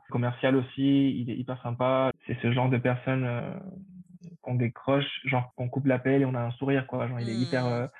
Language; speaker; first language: French; non-native, fluent; Spanish